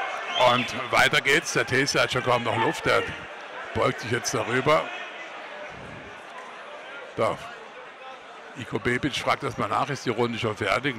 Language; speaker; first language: German; native; German